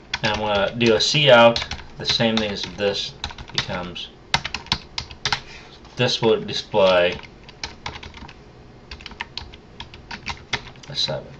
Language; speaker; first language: English; native; English